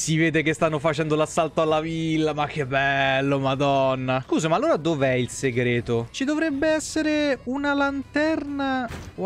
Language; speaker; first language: Italian; native; Italian